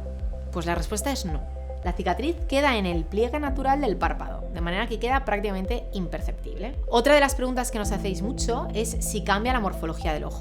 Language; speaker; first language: Spanish; native; Spanish